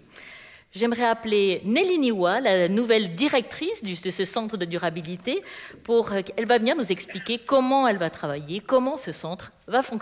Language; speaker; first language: French; native; French